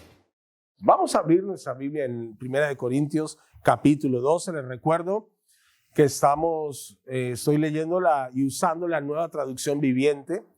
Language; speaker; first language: Spanish; native; Spanish